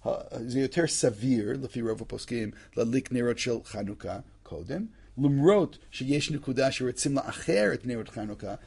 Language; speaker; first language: Hebrew; non-native, fluent; English